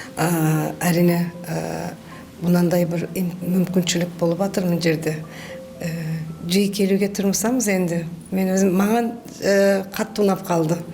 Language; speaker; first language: Kazakh; early bilingual, heritage; Kazakh